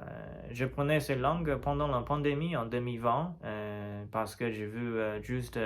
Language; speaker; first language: French; non-native, learner; Chinese